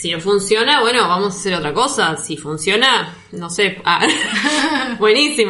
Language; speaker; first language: Spanish; native; Spanish